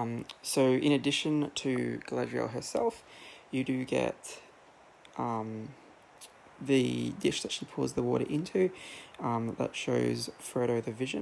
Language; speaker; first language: English; native; English